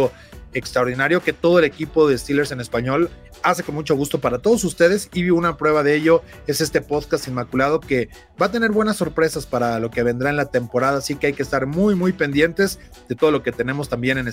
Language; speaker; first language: Spanish; native; Spanish